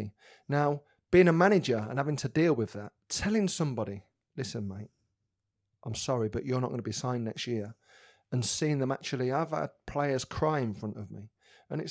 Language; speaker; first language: English; native; English